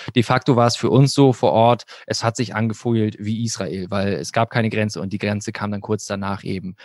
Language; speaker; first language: German; native; German